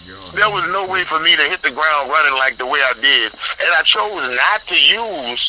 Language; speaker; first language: English; native; English